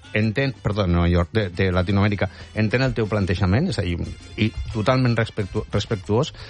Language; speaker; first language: Catalan; non-native, fluent; Spanish